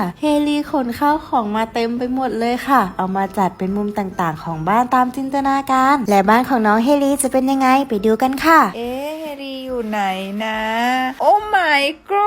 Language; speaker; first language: Thai; native; Thai